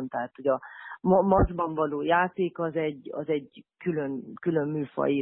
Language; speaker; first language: Hungarian; native; Hungarian